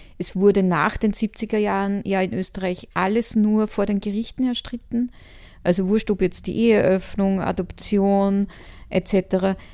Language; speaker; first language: German; native; German